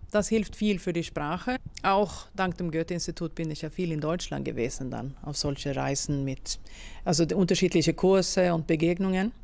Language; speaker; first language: German; non-native, fluent; Swedish